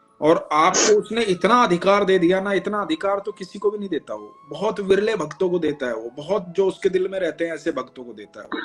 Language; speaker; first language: Hindi; native; Hindi